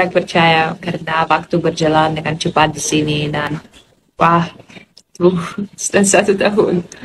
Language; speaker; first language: Indonesian; non-native, fluent; Polish